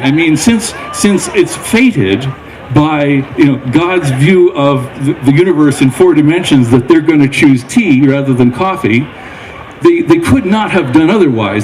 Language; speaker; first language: English; native; English